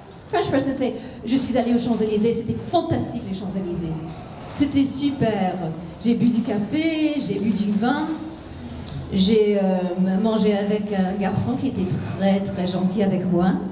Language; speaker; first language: French; non-native, fluent; English